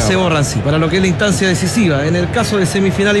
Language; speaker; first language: Spanish; native; Spanish